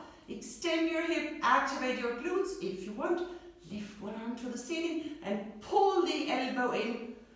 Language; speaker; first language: English; non-native, fluent; German